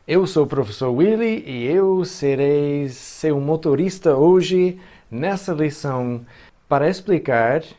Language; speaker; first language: Portuguese; non-native, fluent; English